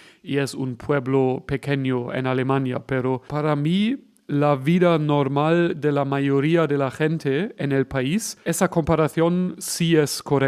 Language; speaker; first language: Spanish; non-native, fluent; German